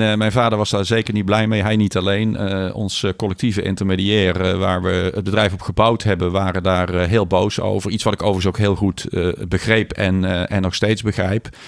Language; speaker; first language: Dutch; native; Dutch